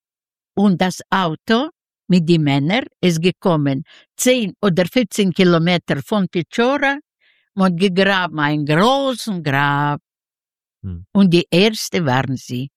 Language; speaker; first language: German; non-native, learner; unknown